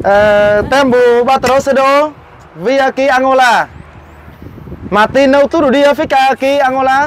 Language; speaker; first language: Portuguese; non-native, learner; Vietnamese